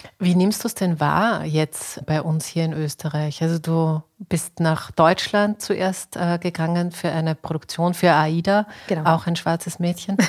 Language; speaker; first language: German; native; German